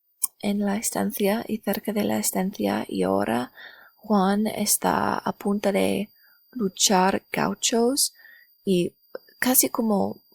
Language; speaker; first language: Spanish; non-native, learner; English